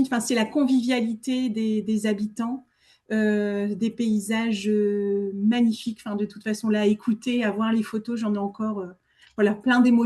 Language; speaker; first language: French; native; French